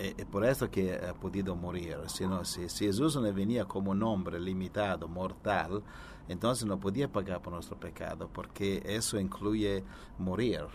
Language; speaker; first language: Spanish; non-native, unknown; Italian